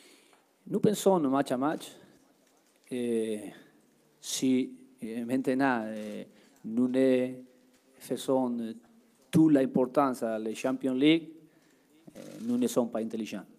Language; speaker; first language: French; non-native, learner; Spanish